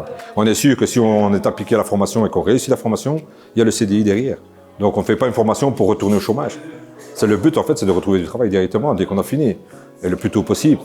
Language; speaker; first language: French; native; French